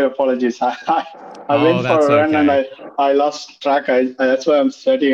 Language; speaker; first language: English; non-native, local second language; Tamil